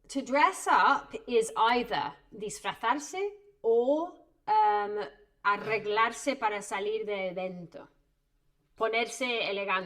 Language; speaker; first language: Spanish; non-native, fluent; English